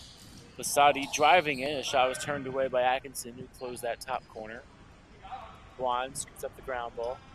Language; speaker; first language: English; native; English